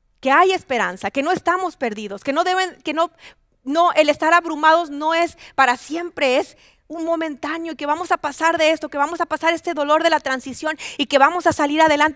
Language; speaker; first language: Spanish; native; Spanish